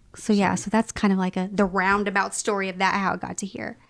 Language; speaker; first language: English; native; English